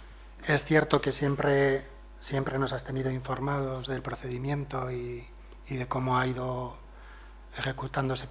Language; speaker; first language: Spanish; non-native, local second language; Basque